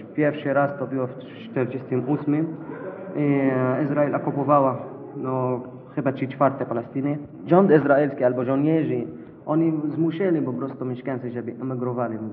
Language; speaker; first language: Polish; non-native, fluent; Arabic